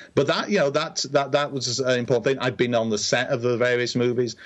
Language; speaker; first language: English; native; English